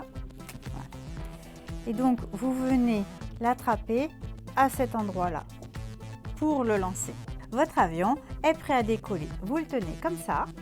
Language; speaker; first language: French; native; French